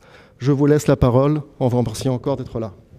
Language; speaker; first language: French; native; French